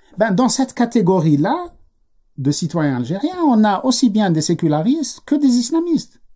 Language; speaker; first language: French; non-native, local second language; Arabic